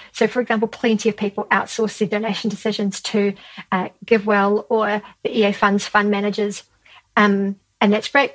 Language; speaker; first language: English; native; English